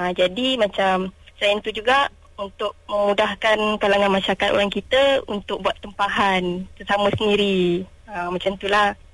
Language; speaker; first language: Malay; non-native, local second language; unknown